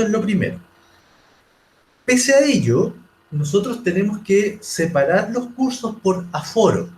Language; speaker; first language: Spanish; native; Spanish